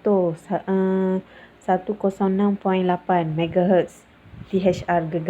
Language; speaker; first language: Malay; native; Malay